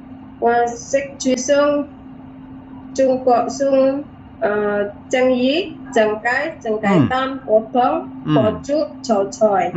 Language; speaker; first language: Chinese; non-native, learner; Indonesian